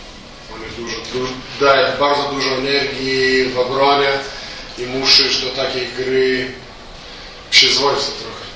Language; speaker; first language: Polish; non-native, learner; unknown